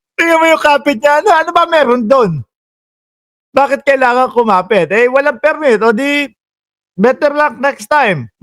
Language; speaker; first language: Filipino; native; Filipino